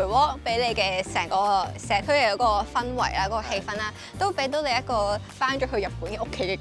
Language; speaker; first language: Cantonese; native; Cantonese